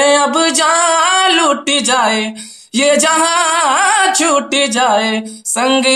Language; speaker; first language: Hindi; native; Hindi